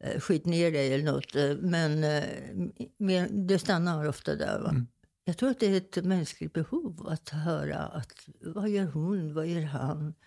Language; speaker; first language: Swedish; native; Swedish